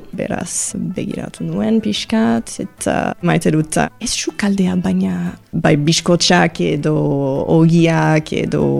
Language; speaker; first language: Basque; non-native, learner; English